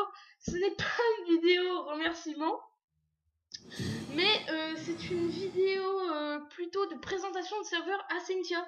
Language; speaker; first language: French; native; French